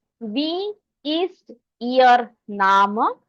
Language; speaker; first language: German; non-native, fluent; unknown